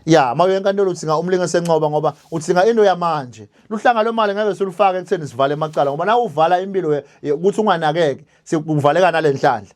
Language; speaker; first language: Zulu; native; Zulu